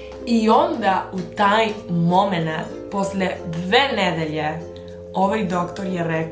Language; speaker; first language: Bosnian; early bilingual, heritage; Spanish